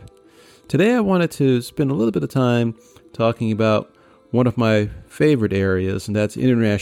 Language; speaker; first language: English; native; English